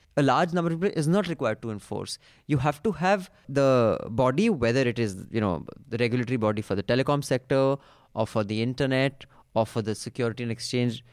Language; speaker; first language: English; non-native, local second language; Hindi